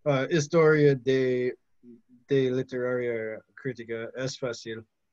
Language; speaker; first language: Spanish; non-native, learner; English